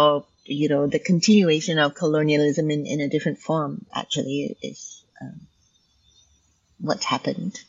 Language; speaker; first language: English; non-native, local second language; Min Nan Chinese